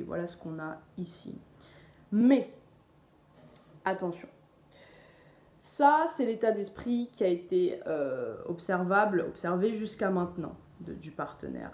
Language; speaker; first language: French; native; French